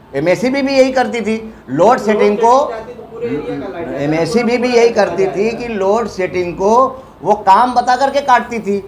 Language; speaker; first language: Hindi; non-native, local second language; Urdu